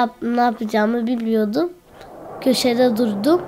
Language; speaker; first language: Turkish; early bilingual, other home language; Arabic